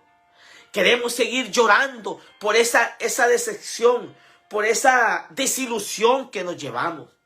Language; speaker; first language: Spanish; native; Spanish